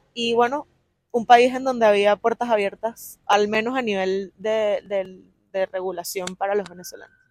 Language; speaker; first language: Spanish; native; Spanish